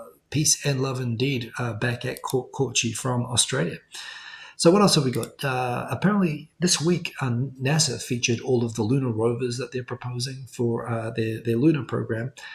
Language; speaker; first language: English; native; English